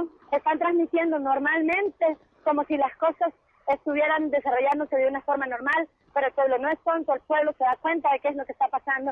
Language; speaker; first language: Spanish; native; Spanish